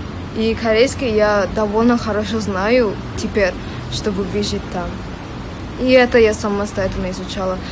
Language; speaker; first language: Russian; non-native, local second language; English